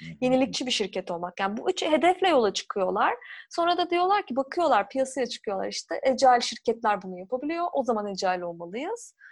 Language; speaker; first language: Turkish; native; Turkish